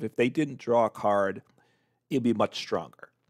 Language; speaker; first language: English; native; English